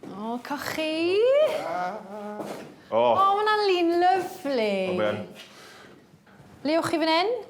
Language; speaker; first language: Welsh; native; Welsh